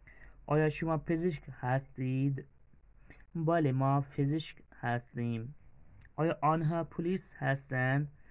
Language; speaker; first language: Persian; non-native, fluent; Urdu